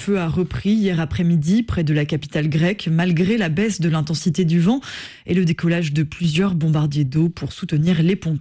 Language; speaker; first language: French; native; French